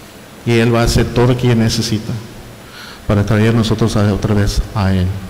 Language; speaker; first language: Spanish; non-native, fluent; English